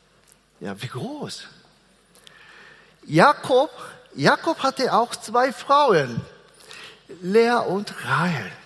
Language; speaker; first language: German; non-native, fluent; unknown